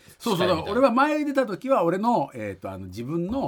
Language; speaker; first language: Japanese; native; Japanese